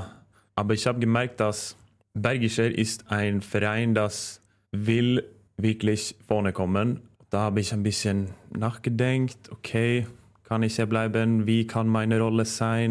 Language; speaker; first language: German; non-native, fluent; Norwegian